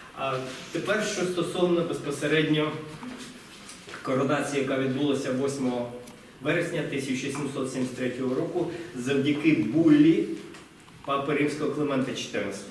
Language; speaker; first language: Ukrainian; native; Ukrainian